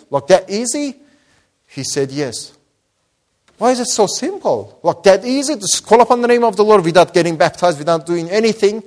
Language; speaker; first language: English; non-native, fluent; Persian